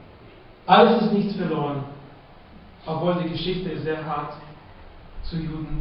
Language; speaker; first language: German; non-native, fluent; Russian